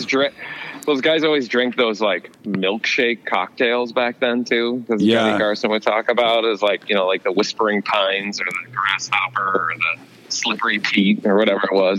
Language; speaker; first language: English; native; English